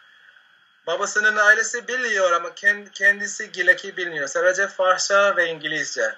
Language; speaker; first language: Turkish; non-native, fluent; Spanish